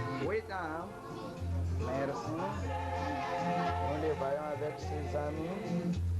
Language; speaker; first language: French; non-native, local second language; Swahili